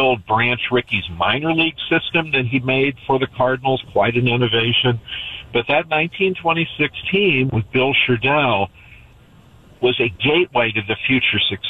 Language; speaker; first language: English; native; English